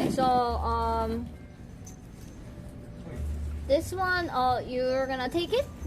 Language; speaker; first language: English; non-native, fluent; Korean